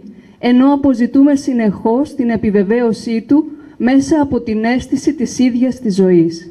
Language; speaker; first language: Greek; native; Greek